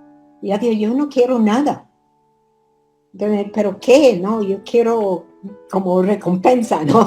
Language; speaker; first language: Spanish; non-native, fluent; English